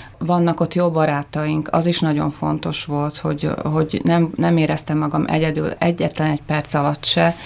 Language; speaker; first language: Hungarian; native; Hungarian